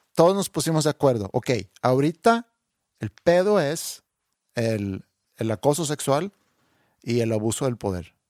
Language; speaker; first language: Spanish; non-native, fluent; Swedish